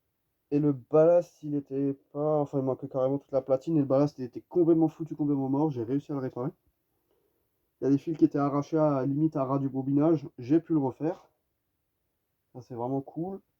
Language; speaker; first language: French; native; French